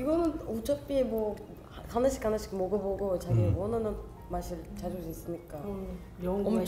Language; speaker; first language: Korean; non-native, fluent; Turkish